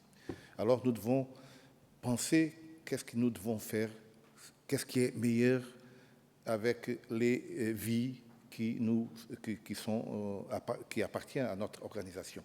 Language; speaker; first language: French; non-native, fluent; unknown